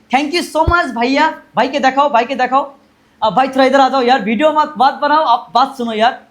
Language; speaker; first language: Hindi; non-native, learner; Bangla